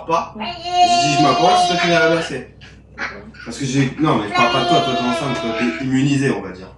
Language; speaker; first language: French; native; French